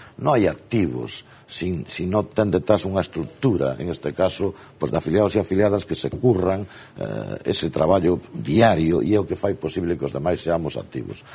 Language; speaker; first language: Galician; non-native, local second language; Spanish